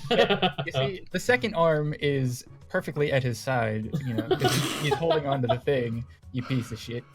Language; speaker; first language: English; native; English